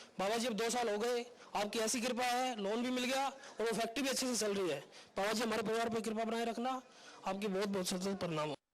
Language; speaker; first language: Hindi; native; Hindi